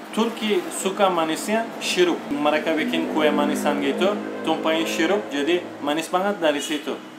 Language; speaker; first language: Indonesian; non-native, fluent; Turkish